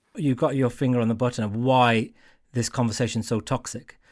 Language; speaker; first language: English; native; English